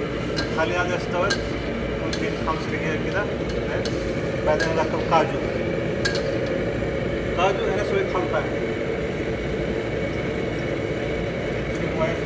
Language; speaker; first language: Arabic; non-native, learner; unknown